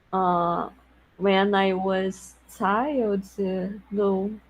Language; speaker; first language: English; non-native, learner; Portuguese